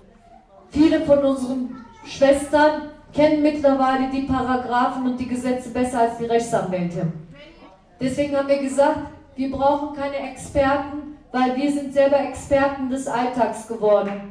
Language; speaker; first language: German; non-native, fluent; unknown